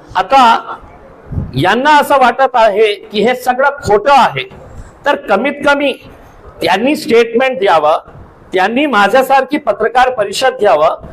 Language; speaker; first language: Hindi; non-native, local second language; Urdu